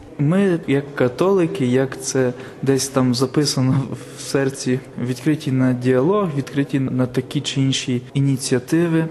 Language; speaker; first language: Ukrainian; native; Ukrainian